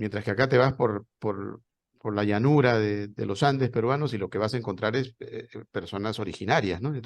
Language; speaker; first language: Spanish; native; Spanish